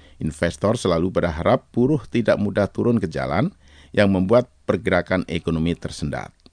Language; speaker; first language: Indonesian; native; Indonesian